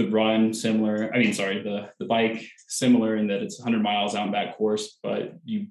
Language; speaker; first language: English; native; English